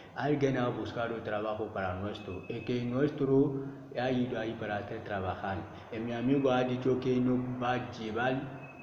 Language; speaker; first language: Spanish; non-native, learner; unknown